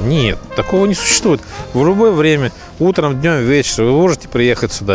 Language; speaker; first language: Russian; native; Russian